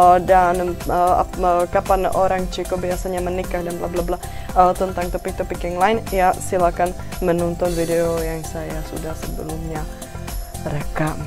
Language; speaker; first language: Indonesian; non-native, fluent; Czech